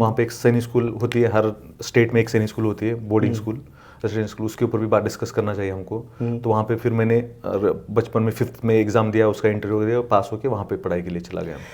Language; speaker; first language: Hindi; non-native, local second language; Marathi